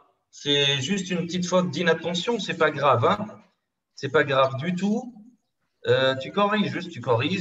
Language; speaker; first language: French; non-native, local second language; Arabic